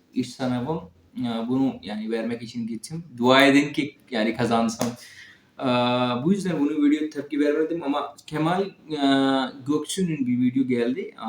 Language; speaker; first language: Turkish; non-native, learner; Urdu